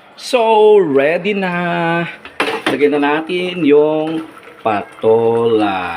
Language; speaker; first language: Filipino; native; Filipino